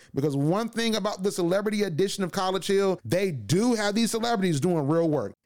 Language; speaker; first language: English; native; English